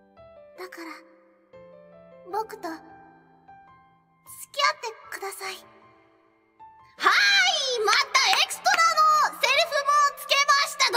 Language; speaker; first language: Japanese; non-native, fluent; English